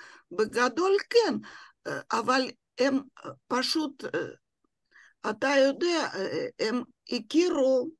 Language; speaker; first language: Hebrew; non-native, fluent; Russian